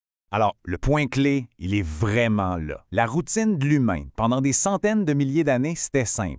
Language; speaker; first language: French; native; French